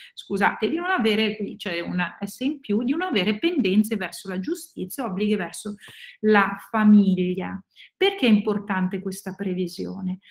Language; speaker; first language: Italian; native; Italian